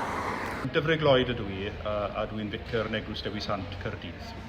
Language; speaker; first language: Welsh; native; Welsh